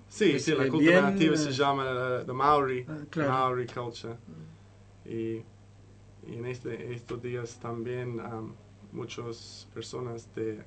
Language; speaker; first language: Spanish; non-native, learner; English